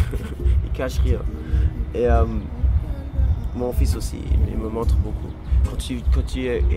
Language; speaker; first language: French; non-native, fluent; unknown